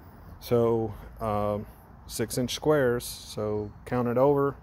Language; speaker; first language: English; native; English